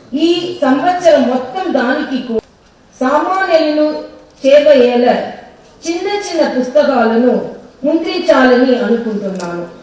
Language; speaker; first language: Telugu; non-native, learner; Tamil